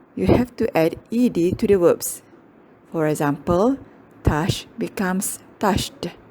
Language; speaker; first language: English; non-native, local second language; Malay